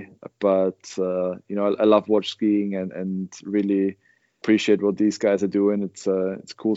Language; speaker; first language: English; non-native, fluent; German